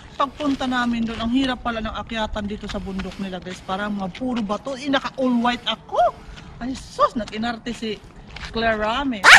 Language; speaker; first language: Filipino; native; Filipino